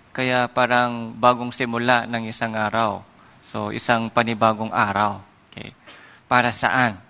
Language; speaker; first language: Filipino; non-native, fluent; Korean